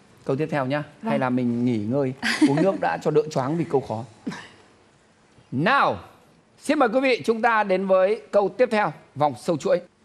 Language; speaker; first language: Vietnamese; native; Vietnamese